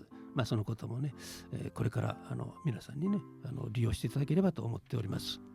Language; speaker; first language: Japanese; native; Japanese